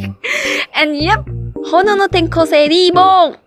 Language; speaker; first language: English; non-native, local second language; Filipino